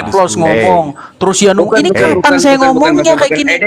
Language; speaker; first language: Indonesian; native; Indonesian